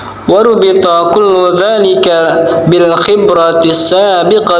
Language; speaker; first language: Arabic; non-native, learner; Indonesian